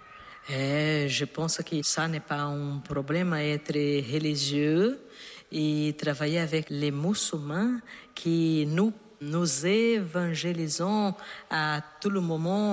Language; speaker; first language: French; non-native, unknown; Portuguese